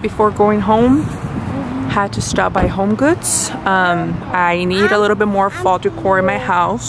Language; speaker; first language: English; early bilingual, other home language; Spanish